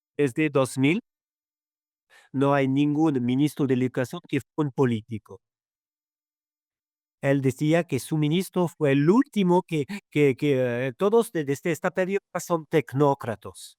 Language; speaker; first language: Spanish; non-native, fluent; Arabic